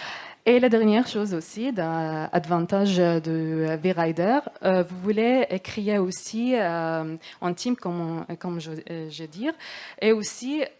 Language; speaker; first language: French; non-native, learner; Arabic